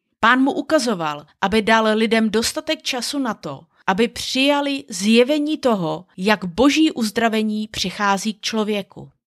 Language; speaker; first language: Czech; native; Czech